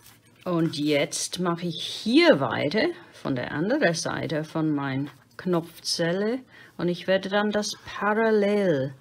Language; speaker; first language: German; non-native, fluent; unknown